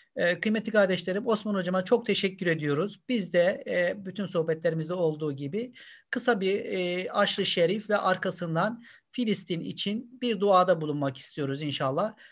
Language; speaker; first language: Turkish; native; Turkish